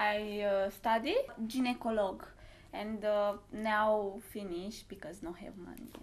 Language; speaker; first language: English; non-native, learner; Romanian